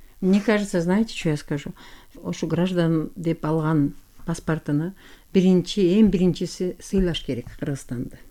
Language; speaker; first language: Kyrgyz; non-native, local second language; Turkish